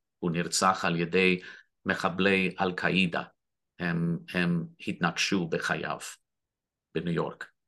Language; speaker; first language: Hebrew; non-native, fluent; English